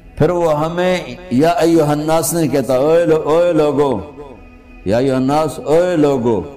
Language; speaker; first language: Urdu; non-native, local second language; Punjabi